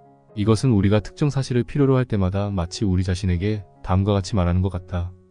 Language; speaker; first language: Korean; native; Korean